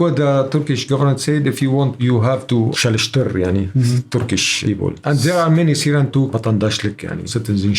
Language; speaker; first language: English; non-native, learner; Arabic